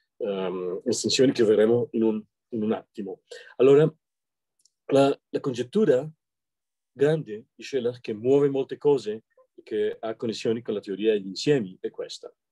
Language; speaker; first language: Italian; non-native, fluent; Spanish